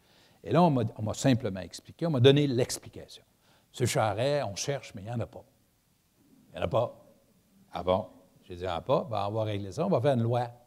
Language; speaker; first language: French; native; French